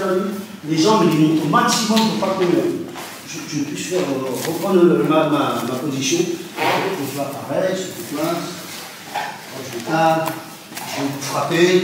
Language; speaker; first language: French; native; French